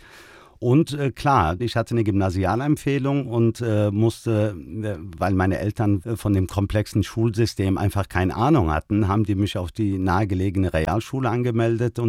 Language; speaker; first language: German; early bilingual, other home language; Turkish